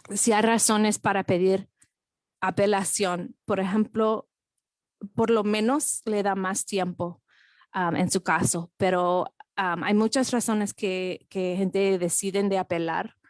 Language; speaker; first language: Spanish; non-native, fluent; English